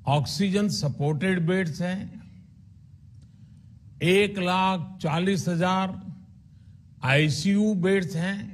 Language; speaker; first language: Hindi; non-native, local second language; Gujarati